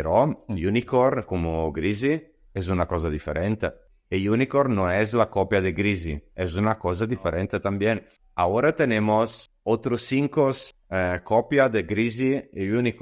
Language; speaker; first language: Spanish; non-native, learner; Italian